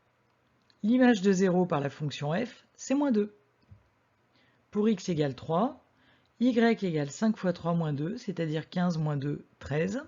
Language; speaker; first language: French; native; French